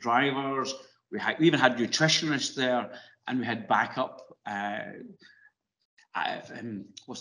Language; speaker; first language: English; native; English